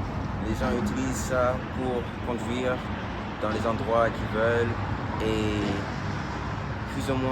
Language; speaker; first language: French; non-native, learner; English